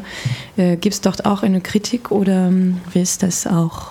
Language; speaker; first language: German; non-native, fluent; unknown